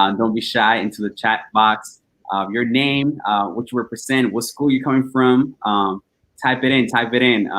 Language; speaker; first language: English; early bilingual, other home language; Spanish